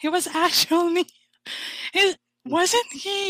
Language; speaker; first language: English; non-native, local second language; Filipino